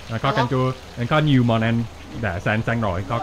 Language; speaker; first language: Vietnamese; non-native, learner; English